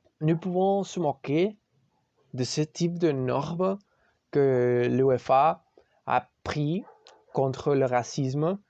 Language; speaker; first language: French; non-native, learner; Spanish